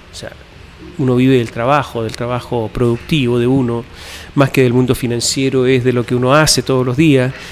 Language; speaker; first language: Spanish; native; Spanish